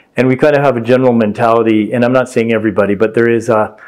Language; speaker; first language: English; native; English